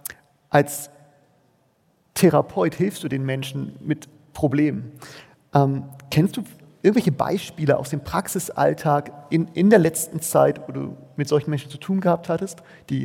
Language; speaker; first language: German; native; German